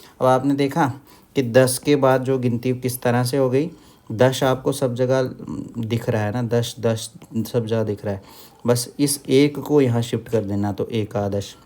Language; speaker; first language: Hindi; native; Hindi